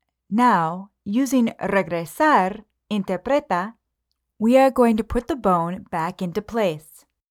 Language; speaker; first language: English; native; English